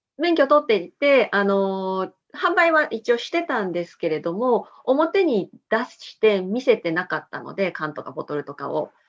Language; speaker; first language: Japanese; native; Japanese